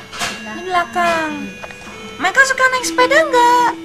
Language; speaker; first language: Indonesian; native; Indonesian